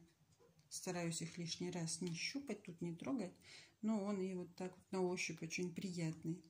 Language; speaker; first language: Russian; native; Russian